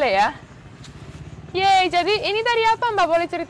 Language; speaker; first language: Indonesian; non-native, learner; Romanian